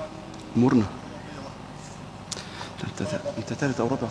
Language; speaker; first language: Arabic; native; Arabic